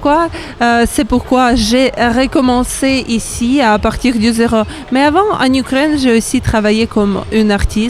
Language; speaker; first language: French; non-native, learner; Ukrainian